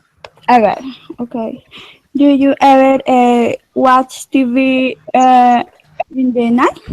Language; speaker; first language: English; non-native, learner; Spanish